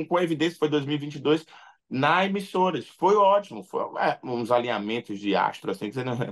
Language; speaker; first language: Portuguese; native; Portuguese